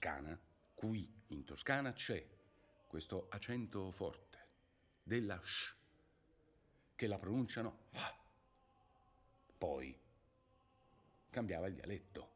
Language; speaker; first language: Italian; non-native, fluent; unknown